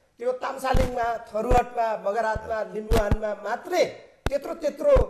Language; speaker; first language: Nepali; non-native, local second language; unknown